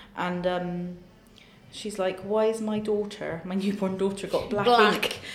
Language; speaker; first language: English; native; English